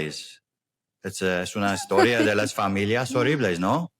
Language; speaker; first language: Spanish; non-native, learner; English